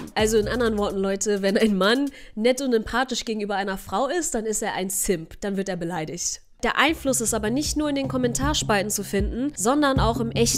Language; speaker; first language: German; native; German